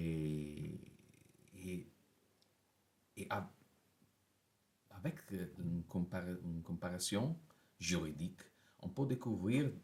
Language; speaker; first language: French; non-native, fluent; Italian